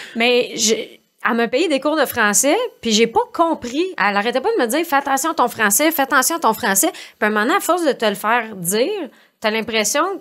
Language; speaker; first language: French; native; French